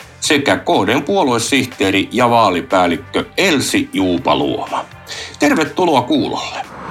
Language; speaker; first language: Finnish; native; Finnish